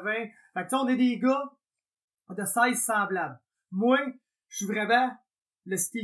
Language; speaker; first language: French; native; French